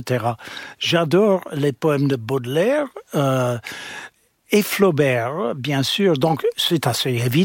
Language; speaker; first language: French; non-native, fluent; English